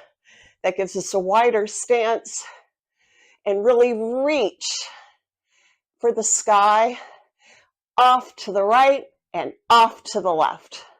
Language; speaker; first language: English; native; English